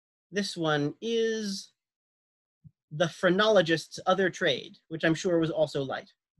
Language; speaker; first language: English; native; English